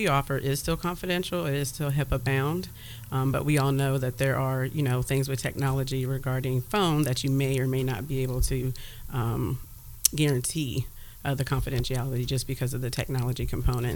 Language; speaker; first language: English; native; English